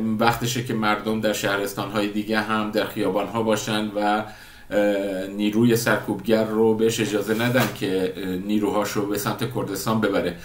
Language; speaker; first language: Persian; non-native, local second language; Kurdish